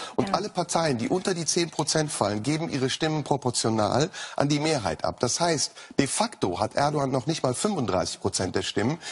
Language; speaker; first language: German; early bilingual, other home language; Turkish